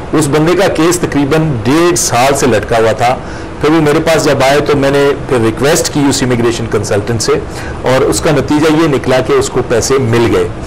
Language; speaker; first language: Hindi; non-native, local second language; Punjabi